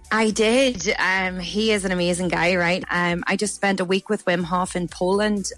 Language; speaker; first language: English; native; English